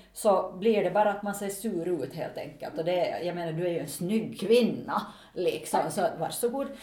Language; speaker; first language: Swedish; native; Swedish